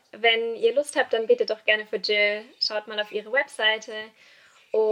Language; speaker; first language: German; native; German